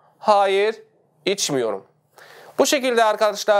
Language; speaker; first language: Turkish; non-native, fluent; Arabic